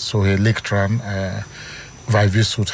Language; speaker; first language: Dutch; non-native, fluent; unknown